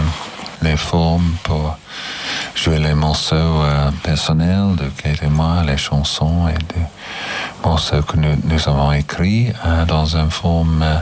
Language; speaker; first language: French; non-native, fluent; English